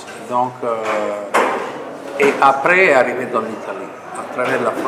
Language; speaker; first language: French; non-native, fluent; Italian